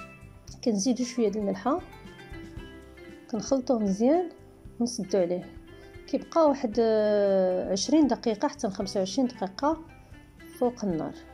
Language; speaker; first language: Arabic; native; Arabic